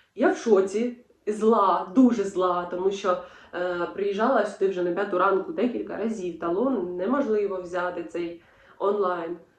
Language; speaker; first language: Ukrainian; non-native, local second language; Russian